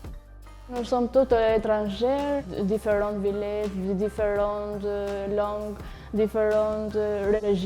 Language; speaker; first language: French; non-native, learner; Albanian